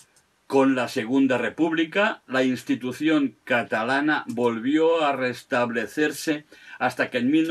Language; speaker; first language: Spanish; non-native, local second language; Catalan